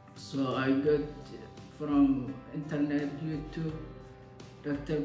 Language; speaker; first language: English; non-native, learner; Somali